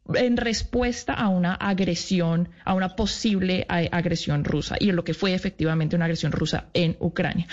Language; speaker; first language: Spanish; native; Spanish